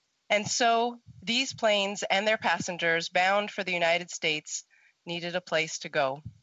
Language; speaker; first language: English; native; English